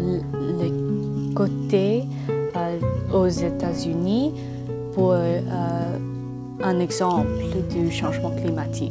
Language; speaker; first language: French; non-native, learner; English